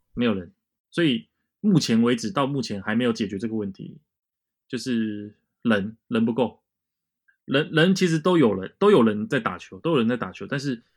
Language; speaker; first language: Chinese; native; Chinese